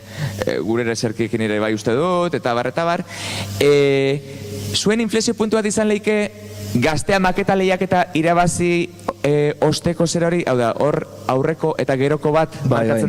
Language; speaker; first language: Basque; native; Basque